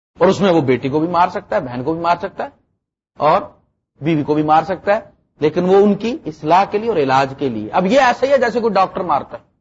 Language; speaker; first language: Urdu; non-native, local second language; Punjabi